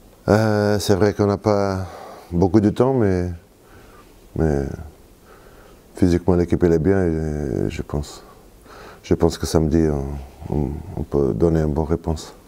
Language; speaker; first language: French; non-native, fluent; Portuguese